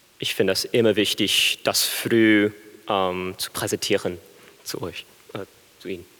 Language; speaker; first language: German; non-native, learner; English